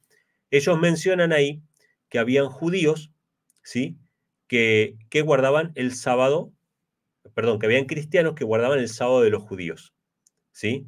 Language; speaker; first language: Spanish; native; Spanish